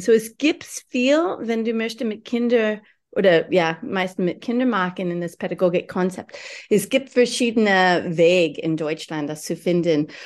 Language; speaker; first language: German; non-native, learner; English